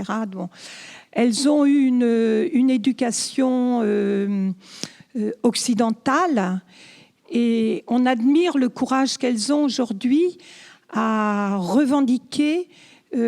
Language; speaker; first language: French; native; French